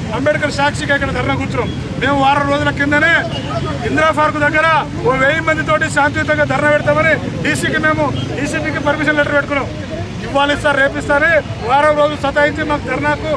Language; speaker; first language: Telugu; non-native, local second language; Lambadi